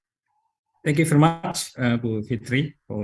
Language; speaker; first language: English; non-native, learner; Indonesian